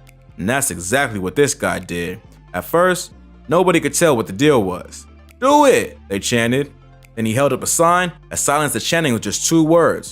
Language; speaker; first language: English; native; English